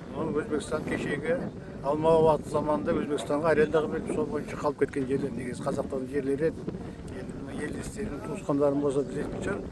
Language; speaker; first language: Kazakh; early bilingual, heritage; Kazakh